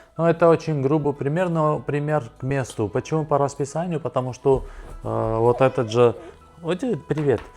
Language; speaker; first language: Russian; non-native, local second language; Armenian